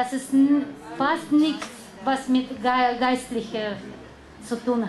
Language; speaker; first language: German; non-native, learner; Russian